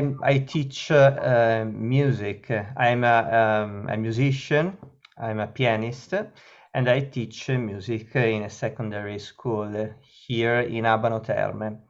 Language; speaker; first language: English; non-native, learner; Italian